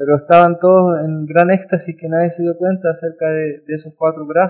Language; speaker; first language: Spanish; native; Spanish